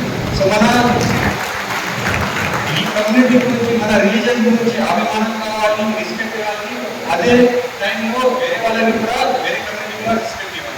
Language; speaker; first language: Telugu; non-native, fluent; Marathi